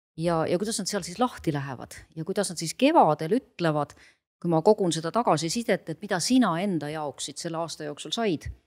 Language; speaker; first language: Estonian; native; Estonian